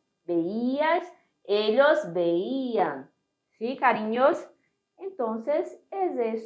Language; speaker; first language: Spanish; non-native, fluent; Portuguese